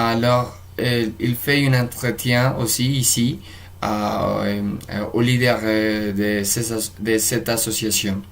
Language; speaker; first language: French; non-native, fluent; Spanish